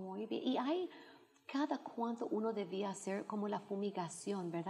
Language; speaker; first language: Spanish; non-native, fluent; English